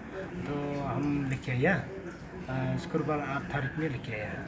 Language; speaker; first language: Hindi; non-native, local second language; Khasi